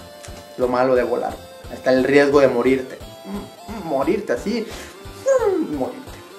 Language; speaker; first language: Spanish; native; Spanish